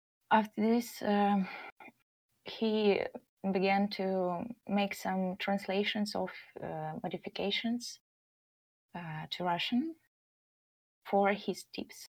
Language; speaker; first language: English; non-native, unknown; Russian